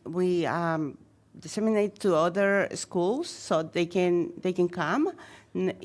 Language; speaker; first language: English; non-native, fluent; Spanish